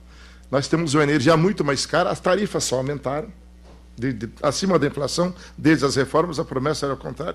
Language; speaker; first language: Portuguese; native; Portuguese